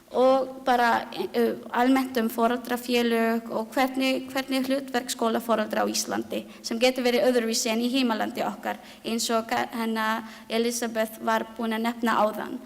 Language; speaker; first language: Icelandic; non-native, learner; Filipino